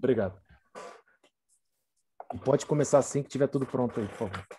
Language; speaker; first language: Portuguese; native; Portuguese